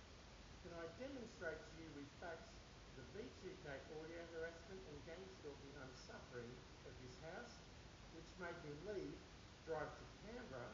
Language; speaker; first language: English; native; English